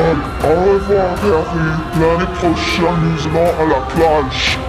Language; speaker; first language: French; non-native, learner; English